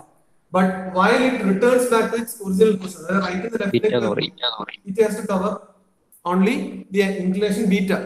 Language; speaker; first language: English; non-native, local second language; Malayalam